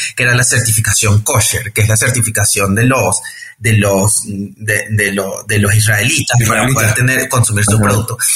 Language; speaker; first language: Spanish; native; Spanish